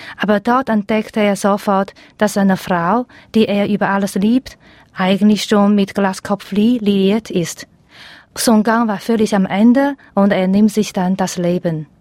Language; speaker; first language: German; non-native, fluent; Chinese